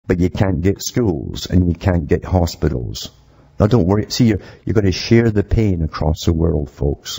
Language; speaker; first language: English; native; English